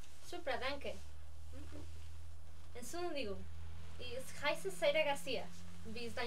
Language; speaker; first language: German; non-native, learner; Spanish